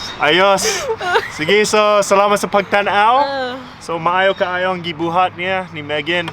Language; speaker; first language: Cebuano; non-native, learner; English